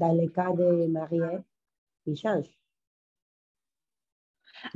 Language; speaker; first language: French; non-native, learner; Spanish